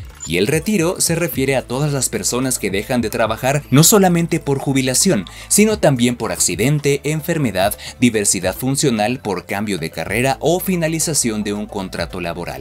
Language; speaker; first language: Spanish; native; Spanish